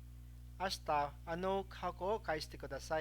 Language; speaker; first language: Japanese; non-native, fluent; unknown